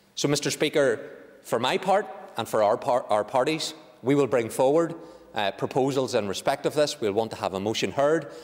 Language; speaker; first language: English; native; English